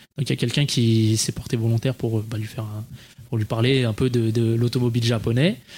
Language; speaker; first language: French; native; French